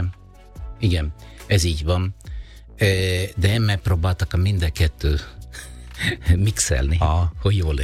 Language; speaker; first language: Hungarian; non-native, fluent; Italian